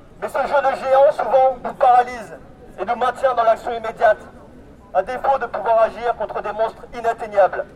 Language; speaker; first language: French; native; French